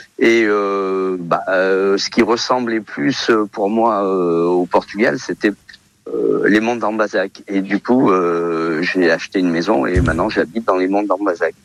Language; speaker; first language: French; early bilingual, other home language; Portuguese